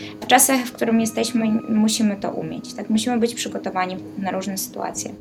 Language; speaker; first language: Polish; non-native, fluent; Ukrainian